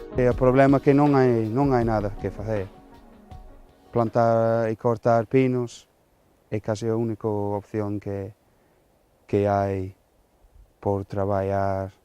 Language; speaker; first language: Galician; non-native, fluent; English